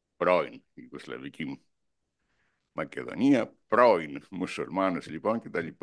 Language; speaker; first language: Greek; non-native, local second language; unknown